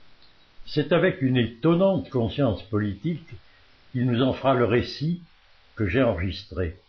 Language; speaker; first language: French; native; French